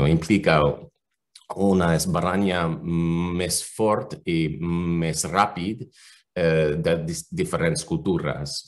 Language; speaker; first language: Catalan; non-native, fluent; English